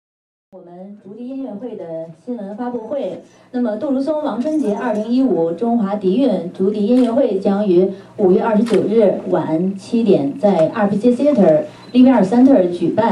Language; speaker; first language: Chinese; native; Chinese